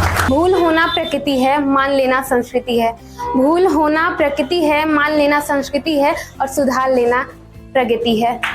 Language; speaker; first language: Hindi; native; Hindi